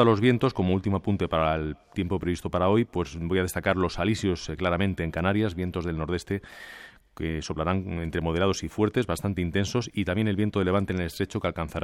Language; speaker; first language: Spanish; native; Spanish